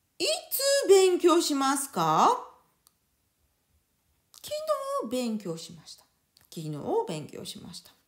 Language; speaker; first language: Japanese; non-native, fluent; French